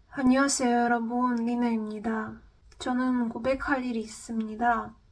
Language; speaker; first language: Korean; non-native, fluent; Russian